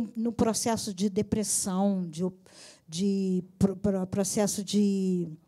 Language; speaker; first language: Portuguese; native; Portuguese